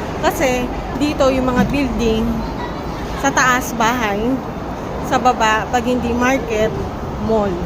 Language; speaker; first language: Filipino; native; Filipino